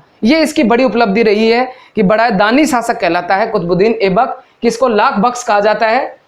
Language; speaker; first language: Hindi; native; Hindi